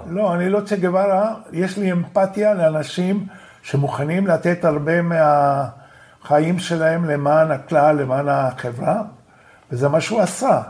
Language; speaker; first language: Hebrew; non-native, fluent; Spanish